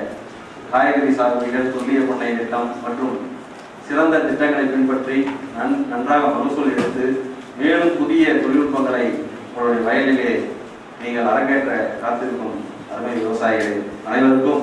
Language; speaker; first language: Tamil; native; Tamil